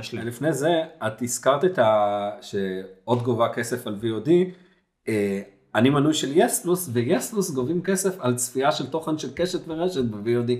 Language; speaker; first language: Hebrew; native; Hebrew